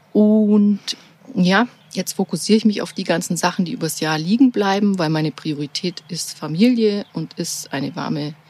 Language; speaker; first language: German; native; German